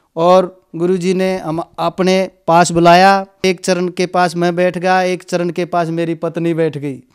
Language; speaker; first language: Hindi; native; Hindi